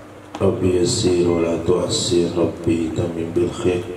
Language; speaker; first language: Arabic; non-native, fluent; Indonesian